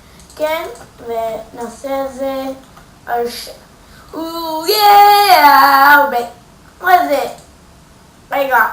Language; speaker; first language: Hebrew; native; Hebrew